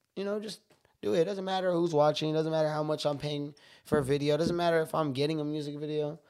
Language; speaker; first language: English; native; English